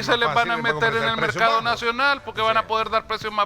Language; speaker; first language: Spanish; native; Spanish